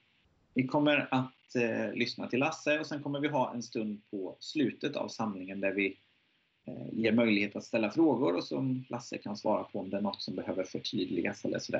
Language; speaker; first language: Swedish; native; Swedish